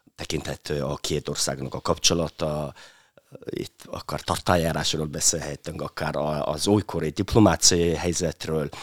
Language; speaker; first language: Hungarian; non-native, fluent; Mongolian